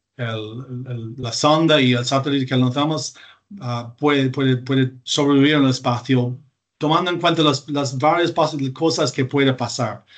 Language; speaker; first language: Spanish; non-native, fluent; English